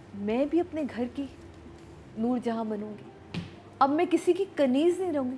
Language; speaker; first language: Urdu; native; Urdu